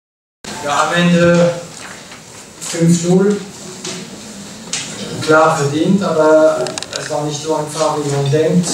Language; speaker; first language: German; non-native, fluent; French